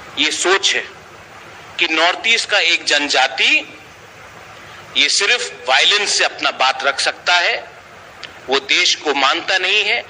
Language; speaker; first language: Hindi; non-native, local second language; Kok Borok